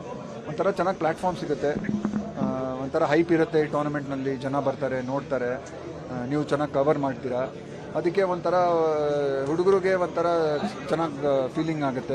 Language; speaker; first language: Kannada; non-native, local second language; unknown